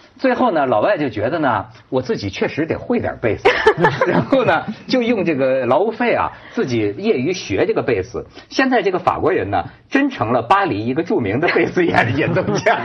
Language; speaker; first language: Chinese; native; Chinese